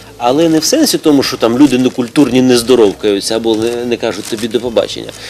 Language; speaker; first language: Ukrainian; non-native, local second language; Russian